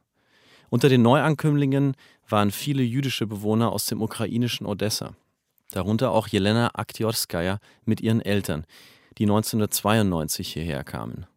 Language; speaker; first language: German; native; German